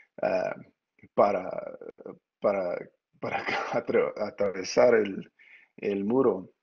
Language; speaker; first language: Spanish; early bilingual, heritage; Spanish